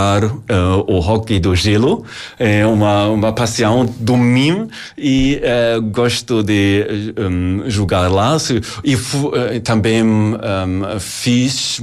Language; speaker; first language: Portuguese; non-native, learner; German